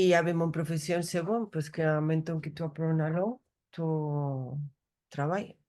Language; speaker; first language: French; non-native, learner; Spanish